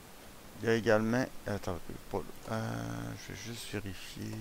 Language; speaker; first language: French; native; French